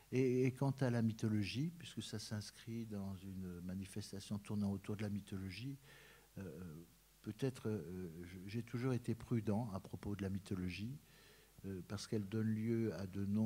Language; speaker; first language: French; native; French